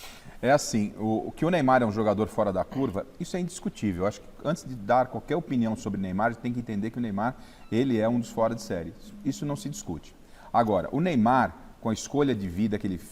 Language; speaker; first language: Portuguese; native; Portuguese